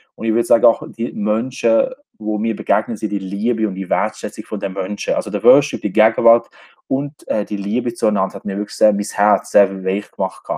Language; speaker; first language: German; non-native, fluent; Albanian